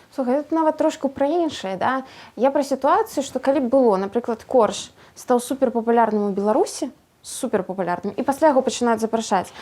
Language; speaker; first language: Belarusian; non-native, local second language; Russian